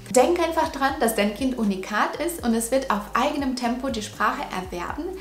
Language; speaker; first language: German; non-native, fluent; Russian